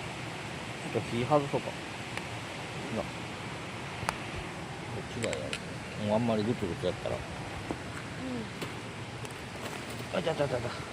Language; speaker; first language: Japanese; native; Japanese